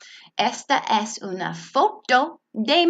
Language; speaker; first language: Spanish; non-native, learner; English